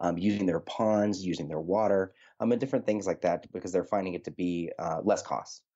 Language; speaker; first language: English; native; English